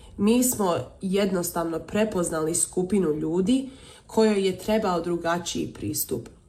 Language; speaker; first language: Serbian; early bilingual, heritage; Croatian